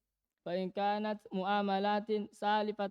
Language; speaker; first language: Arabic; non-native, learner; Indonesian